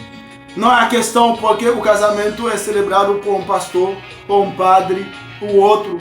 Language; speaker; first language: Portuguese; non-native, fluent; Haitian Creole